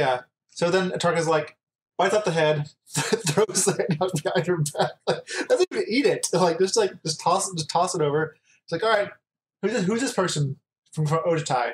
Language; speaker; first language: English; native; English